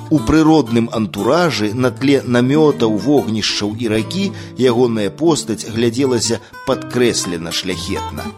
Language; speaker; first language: Belarusian; native; Belarusian